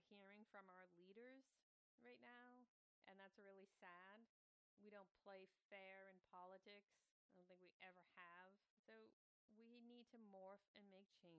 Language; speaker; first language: English; native; English